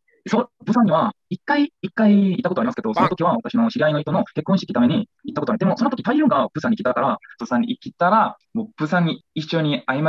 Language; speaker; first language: Japanese; non-native, learner; Korean